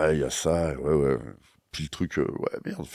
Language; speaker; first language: French; native; French